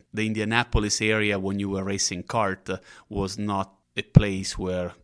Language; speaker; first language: English; non-native, fluent; Italian